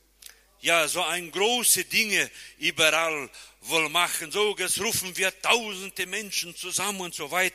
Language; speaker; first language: German; non-native, fluent; Portuguese